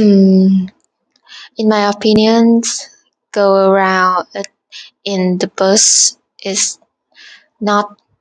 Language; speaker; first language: English; non-native, learner; Vietnamese